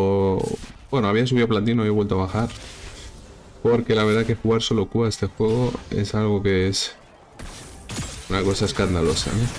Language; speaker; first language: Spanish; native; Spanish